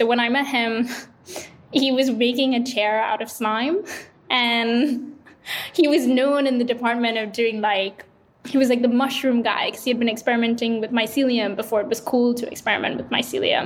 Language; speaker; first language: English; non-native, local second language; Sinhala